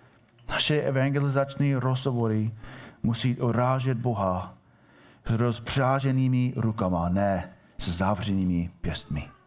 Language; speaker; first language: Czech; non-native, fluent; English